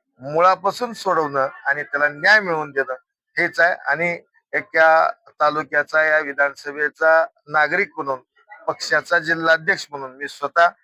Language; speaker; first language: Marathi; native; Marathi